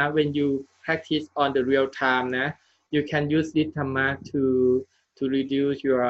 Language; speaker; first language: English; non-native, learner; Thai